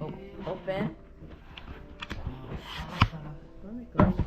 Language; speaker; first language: Korean; non-native, local second language; Filipino